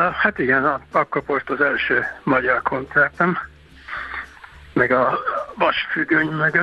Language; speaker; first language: Hungarian; non-native, fluent; German